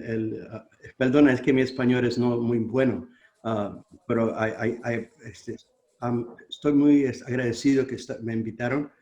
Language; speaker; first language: Spanish; non-native, learner; English